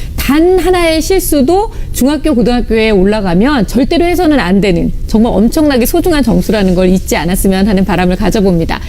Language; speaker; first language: Korean; native; Korean